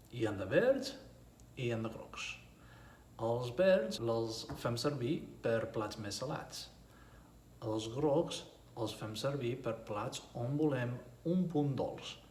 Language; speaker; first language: Catalan; non-native, learner; Spanish